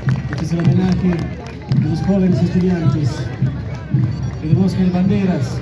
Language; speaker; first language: Spanish; native; Spanish